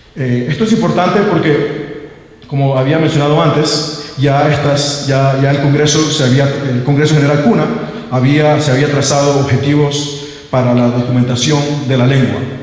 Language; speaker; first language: Spanish; non-native, local second language; English